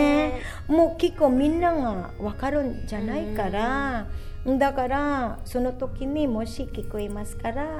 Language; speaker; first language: Japanese; non-native, learner; Filipino